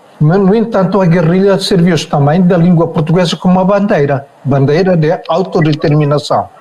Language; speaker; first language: Portuguese; non-native, local second language; Tetum